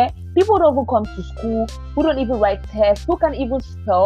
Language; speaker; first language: English; non-native, local second language; Igbo